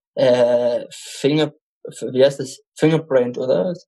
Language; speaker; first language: German; non-native, fluent; Arabic